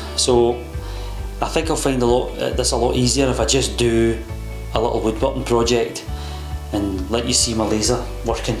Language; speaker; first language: English; native; English